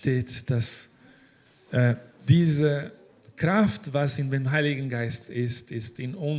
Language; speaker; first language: German; non-native, fluent; Portuguese